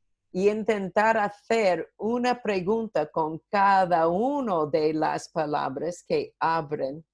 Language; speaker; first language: Spanish; non-native, fluent; English